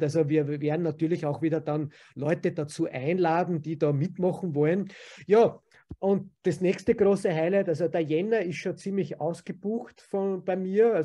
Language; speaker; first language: German; native; German